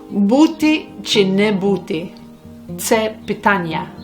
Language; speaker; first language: Ukrainian; non-native, learner; English